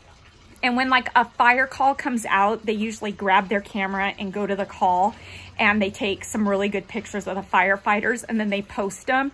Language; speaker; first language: English; native; English